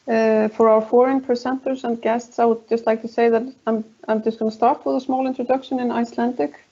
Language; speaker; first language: English; non-native, fluent; Icelandic